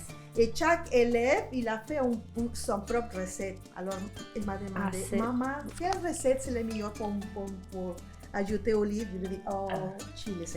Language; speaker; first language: French; non-native, fluent; Spanish